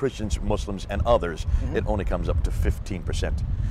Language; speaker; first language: English; native; English